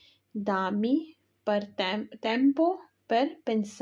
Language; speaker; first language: Italian; non-native, fluent; Urdu